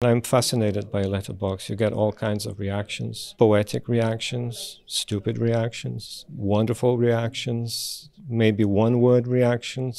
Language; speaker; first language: English; non-native, fluent; Portuguese